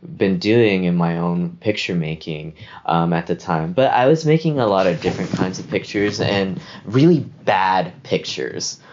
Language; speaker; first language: English; native; English